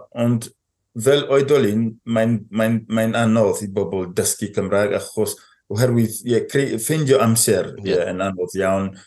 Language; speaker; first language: Welsh; non-native, fluent; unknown